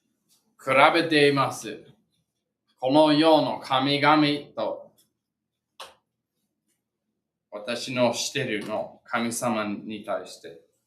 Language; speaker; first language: Japanese; non-native, fluent; English